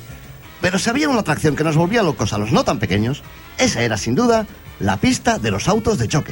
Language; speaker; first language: Spanish; native; Spanish